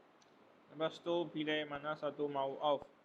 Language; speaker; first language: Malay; non-native, local second language; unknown